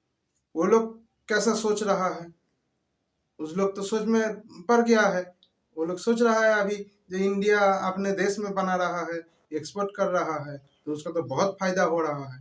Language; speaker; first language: Hindi; non-native, local second language; Bangla